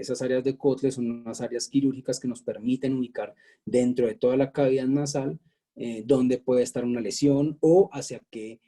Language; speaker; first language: Spanish; native; Spanish